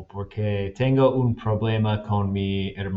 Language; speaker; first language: Spanish; non-native, fluent; English